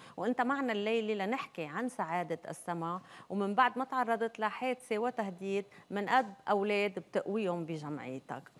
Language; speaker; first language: Arabic; native; Arabic